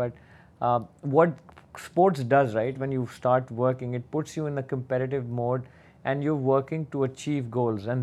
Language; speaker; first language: English; non-native, local second language; Urdu